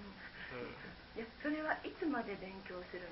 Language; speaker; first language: Japanese; native; Japanese